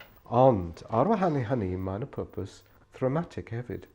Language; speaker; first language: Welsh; non-native, fluent; English